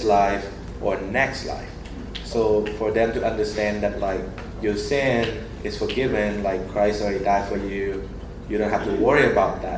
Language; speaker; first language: English; non-native, fluent; Thai